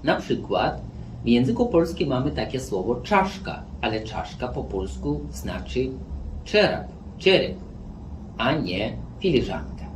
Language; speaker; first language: Polish; non-native, fluent; Belarusian